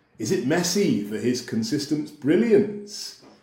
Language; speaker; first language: English; native; English